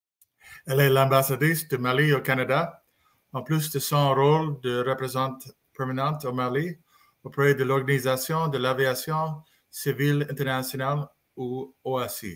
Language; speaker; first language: French; non-native, learner; English